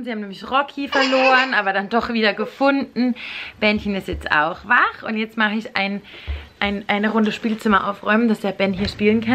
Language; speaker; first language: German; native; German